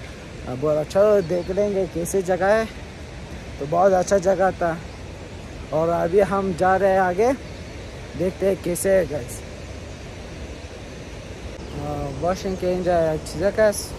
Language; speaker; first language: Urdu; non-native, learner; Persian